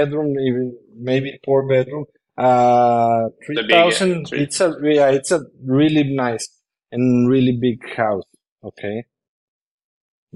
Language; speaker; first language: English; non-native, fluent; Spanish